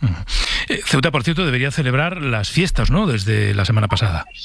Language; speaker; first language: Spanish; native; Spanish